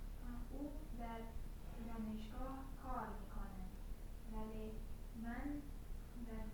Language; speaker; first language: Persian; non-native, learner; Russian